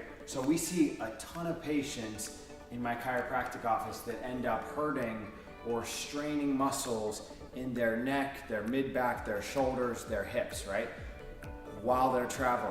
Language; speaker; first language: English; native; English